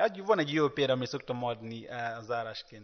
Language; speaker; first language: Hungarian; non-native, learner; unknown